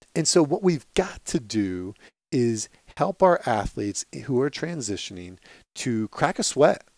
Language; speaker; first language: English; native; English